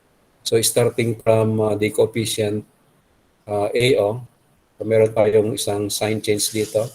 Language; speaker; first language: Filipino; native; Filipino